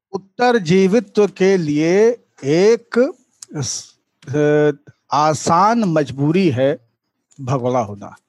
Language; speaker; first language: Hindi; native; Hindi